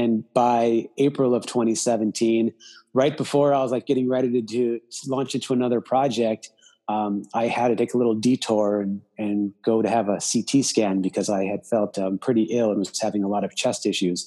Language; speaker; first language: English; native; English